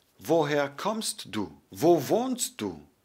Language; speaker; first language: German; non-native, fluent; Polish